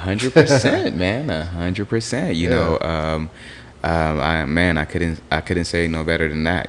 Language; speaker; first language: English; native; English